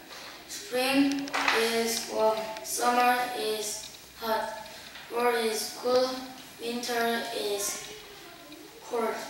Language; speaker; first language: English; non-native, learner; Korean